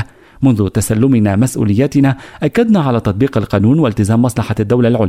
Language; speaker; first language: Arabic; native; Arabic